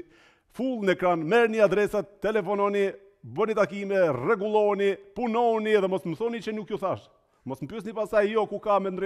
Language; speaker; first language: Albanian; native; Albanian